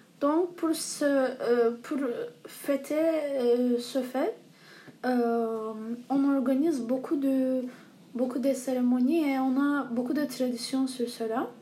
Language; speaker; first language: French; non-native, learner; Turkish